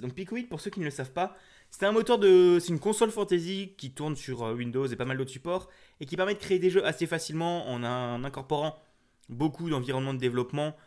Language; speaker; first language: French; native; French